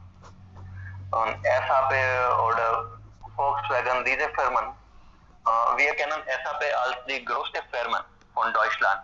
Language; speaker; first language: German; non-native, fluent; Hindi